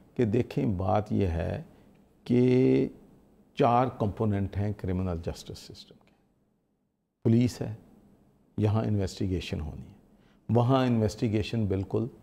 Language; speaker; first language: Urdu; non-native, local second language; Punjabi